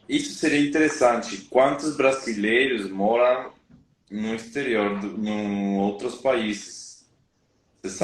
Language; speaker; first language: Portuguese; non-native, fluent; Spanish